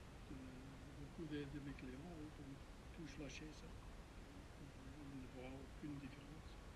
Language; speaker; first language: French; non-native, fluent; Dutch